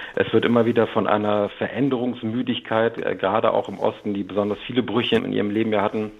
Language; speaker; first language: German; native; German